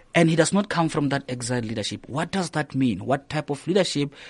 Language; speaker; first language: English; non-native, local second language; Northern Sotho